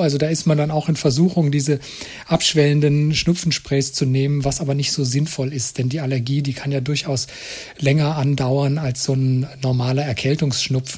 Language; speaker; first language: German; native; German